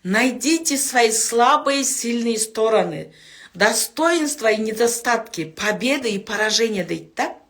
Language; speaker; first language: Russian; non-native, local second language; Kyrgyz